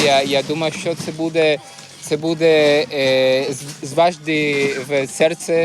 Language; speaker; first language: Ukrainian; non-native, learner; Spanish